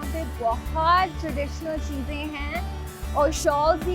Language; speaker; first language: Hindi; non-native, fluent; Chinese